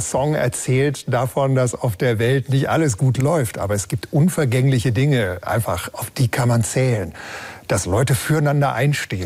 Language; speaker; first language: German; native; German